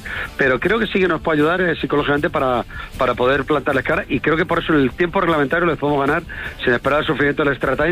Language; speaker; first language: Spanish; native; Spanish